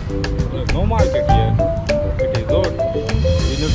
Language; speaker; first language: English; non-native, learner; Hindi